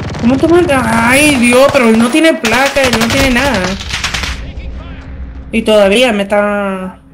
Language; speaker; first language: Spanish; early bilingual, other home language; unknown